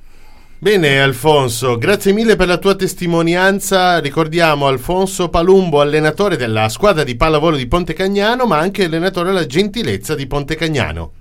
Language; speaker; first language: Italian; native; Italian